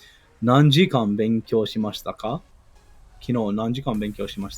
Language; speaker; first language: Japanese; non-native, learner; English